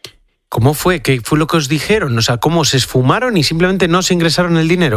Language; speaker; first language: Spanish; native; Spanish